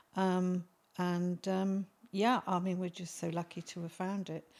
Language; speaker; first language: English; native; English